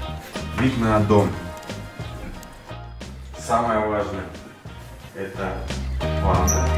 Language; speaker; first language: Russian; native; Russian